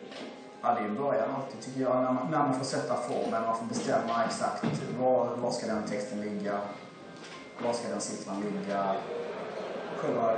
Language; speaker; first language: Swedish; native; Swedish